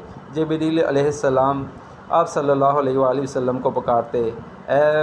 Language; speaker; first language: Urdu; native; Urdu